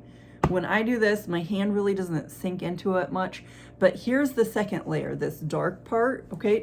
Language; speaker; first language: English; native; English